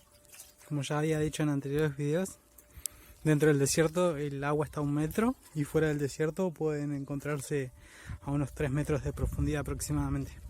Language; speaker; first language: Spanish; native; Spanish